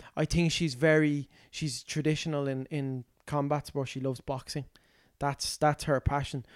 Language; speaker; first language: English; native; English